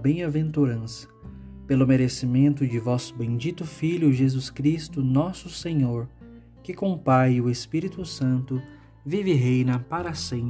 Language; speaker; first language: Portuguese; native; Portuguese